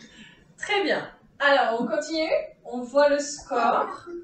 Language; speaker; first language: French; non-native, fluent; Czech